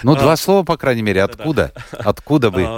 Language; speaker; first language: Russian; native; Russian